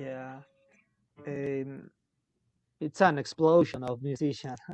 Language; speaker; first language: English; non-native, learner; Spanish